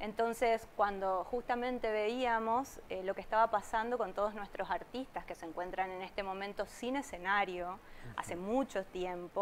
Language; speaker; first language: Spanish; native; Spanish